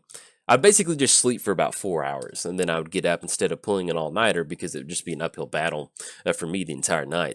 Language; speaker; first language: English; native; English